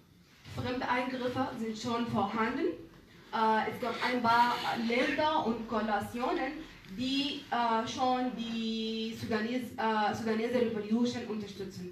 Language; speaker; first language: German; non-native, learner; Arabic